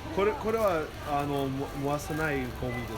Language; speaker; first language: Japanese; non-native, learner; English